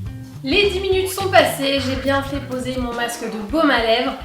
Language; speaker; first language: French; native; French